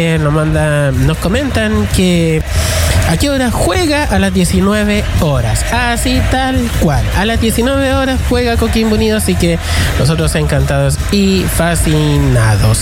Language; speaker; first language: Spanish; native; Spanish